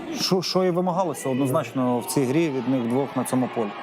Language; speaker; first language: Ukrainian; native; Ukrainian